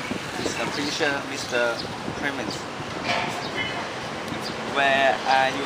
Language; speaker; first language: English; non-native, learner; Thai